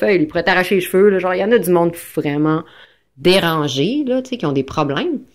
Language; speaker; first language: French; native; French